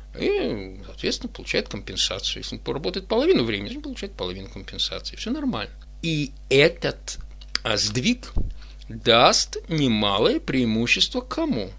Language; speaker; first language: Russian; native; Russian